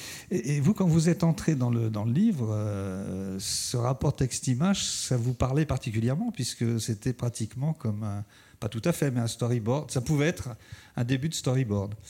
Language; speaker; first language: French; native; French